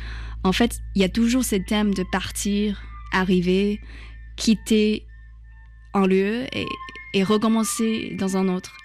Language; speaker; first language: French; non-native, fluent; Chinese